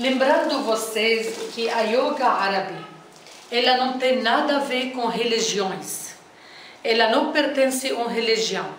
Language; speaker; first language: Portuguese; non-native, fluent; Arabic